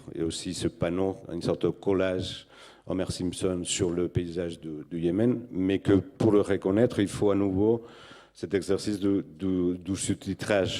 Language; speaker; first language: French; non-native, fluent; Catalan